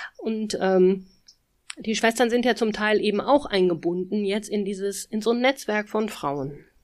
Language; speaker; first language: German; native; German